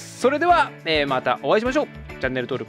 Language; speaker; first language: Japanese; native; Japanese